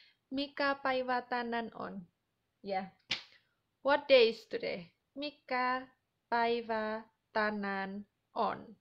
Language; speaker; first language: Finnish; non-native, learner; Indonesian